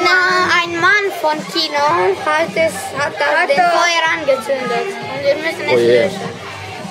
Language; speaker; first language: German; non-native, local second language; Romanian